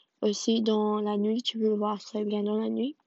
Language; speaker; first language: French; non-native, learner; English